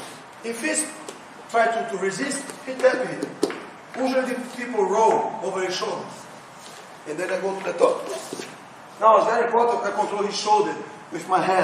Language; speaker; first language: English; non-native, learner; Portuguese